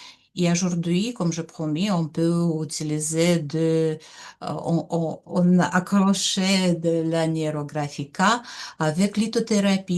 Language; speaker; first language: French; non-native, learner; Russian